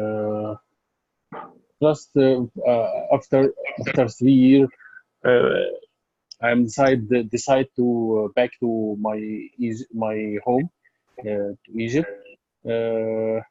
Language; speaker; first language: English; non-native, learner; Arabic